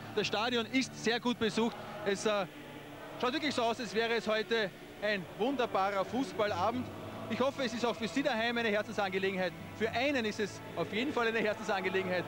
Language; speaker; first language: German; native; German